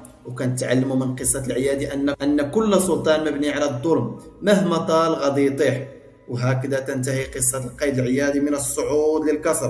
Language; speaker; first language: Arabic; native; Arabic